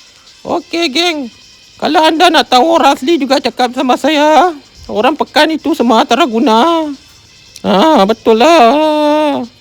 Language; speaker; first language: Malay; non-native, local second language; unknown